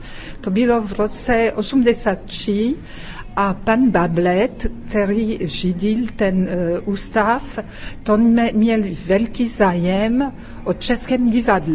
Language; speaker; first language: Czech; non-native, fluent; French